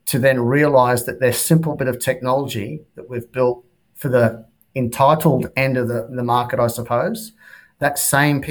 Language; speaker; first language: English; native; English